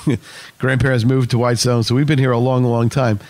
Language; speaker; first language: English; native; English